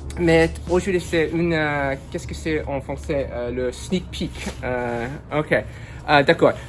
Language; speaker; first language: French; non-native, learner; English